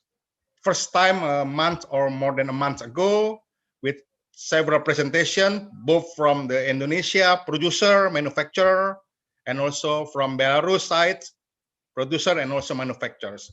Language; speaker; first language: English; non-native, fluent; Indonesian